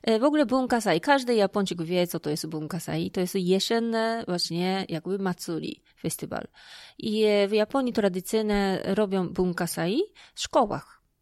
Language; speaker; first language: Polish; non-native, fluent; Japanese